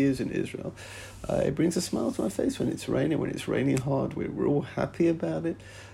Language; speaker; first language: English; native; English